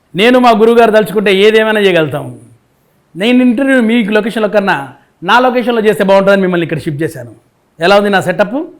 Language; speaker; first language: Telugu; native; Telugu